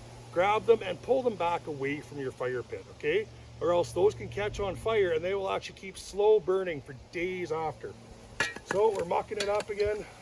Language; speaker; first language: English; native; English